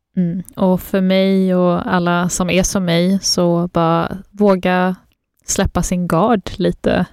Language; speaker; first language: Swedish; early bilingual, other home language; Persian